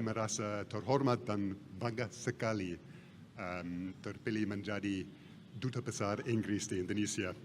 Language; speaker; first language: Indonesian; non-native, fluent; English